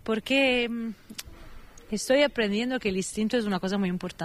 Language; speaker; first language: Spanish; non-native, fluent; Italian